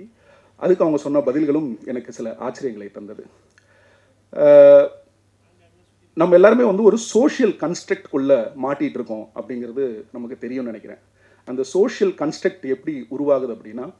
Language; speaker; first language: Tamil; native; Tamil